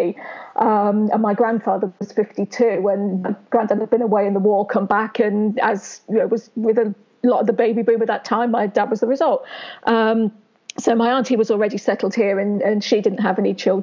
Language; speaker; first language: English; native; English